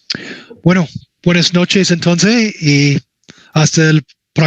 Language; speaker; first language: Spanish; non-native, learner; English